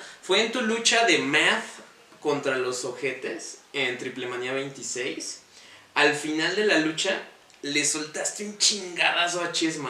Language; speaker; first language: Spanish; native; Spanish